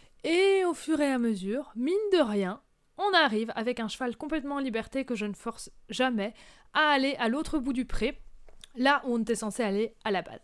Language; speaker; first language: French; native; French